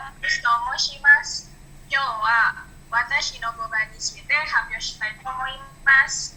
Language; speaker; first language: Japanese; non-native, learner; Indonesian